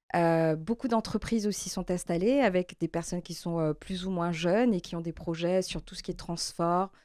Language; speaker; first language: French; native; French